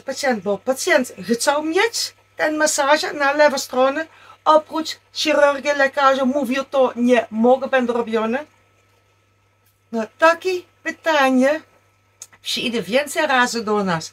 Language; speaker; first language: Polish; non-native, learner; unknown